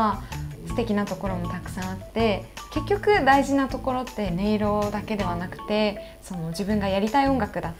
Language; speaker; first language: Japanese; native; Japanese